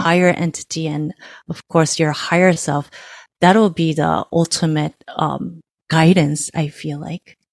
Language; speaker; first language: English; non-native, fluent; Japanese